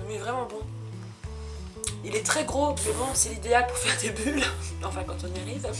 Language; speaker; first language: French; native; French